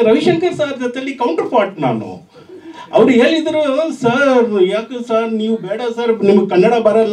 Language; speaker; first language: Kannada; non-native, learner; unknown